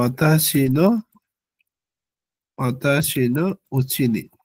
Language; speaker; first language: Japanese; non-native, learner; Bangla